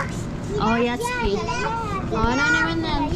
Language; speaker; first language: Finnish; non-native, learner; Filipino